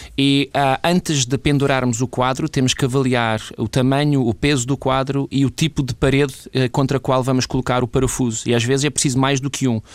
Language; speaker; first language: Portuguese; early bilingual, other home language; English